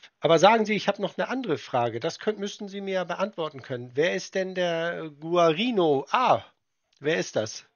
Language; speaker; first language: German; native; German